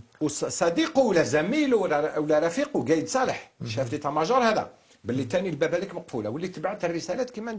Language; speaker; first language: Arabic; native; Arabic